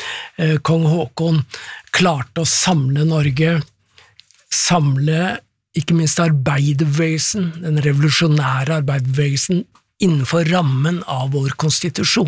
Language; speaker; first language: Norwegian; native; Norwegian